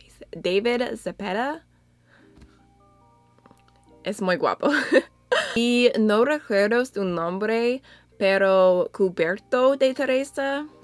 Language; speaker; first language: Spanish; non-native, learner; English